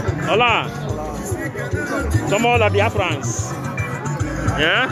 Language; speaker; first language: Spanish; non-native, learner; Igbo